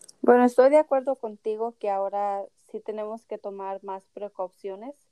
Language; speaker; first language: Spanish; early bilingual, heritage; Spanish